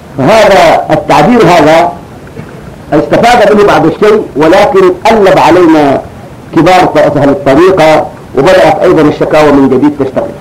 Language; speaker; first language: Arabic; native; Arabic